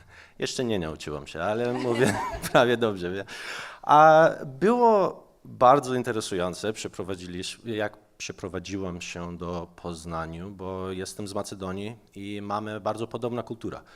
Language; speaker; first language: Polish; non-native, learner; Macedonian